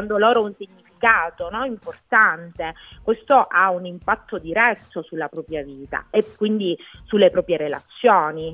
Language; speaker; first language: Italian; native; Italian